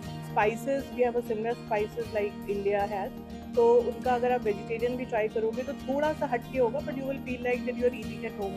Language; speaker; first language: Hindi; native; Hindi